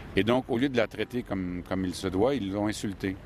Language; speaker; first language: French; native; French